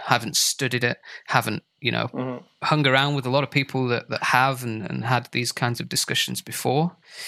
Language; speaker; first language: English; native; English